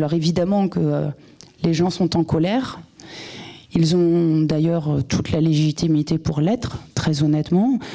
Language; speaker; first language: French; native; French